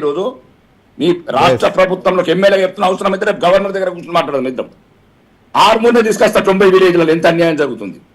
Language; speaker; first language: Telugu; native; Telugu